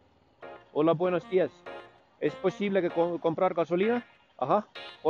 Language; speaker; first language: Spanish; non-native, learner; Estonian